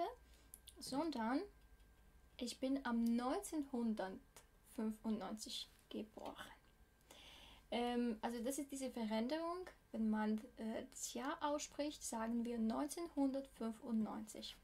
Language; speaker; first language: German; non-native, fluent; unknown